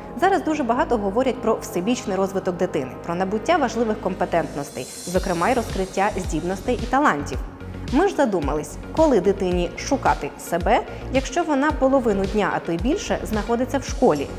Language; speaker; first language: Ukrainian; native; Ukrainian